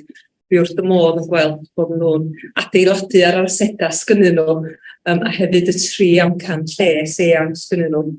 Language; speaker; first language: Welsh; native; Welsh